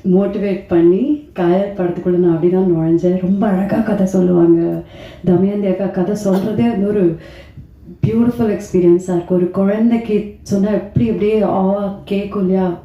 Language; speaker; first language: Tamil; native; Tamil